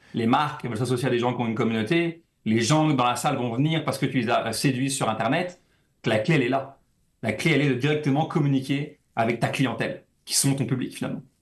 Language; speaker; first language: French; native; French